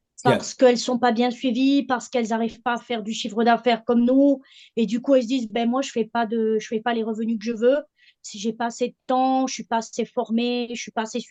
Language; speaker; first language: French; native; French